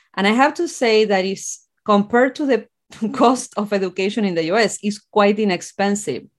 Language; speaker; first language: English; non-native, fluent; Spanish